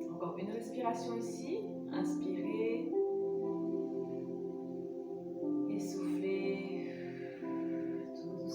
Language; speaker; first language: French; native; French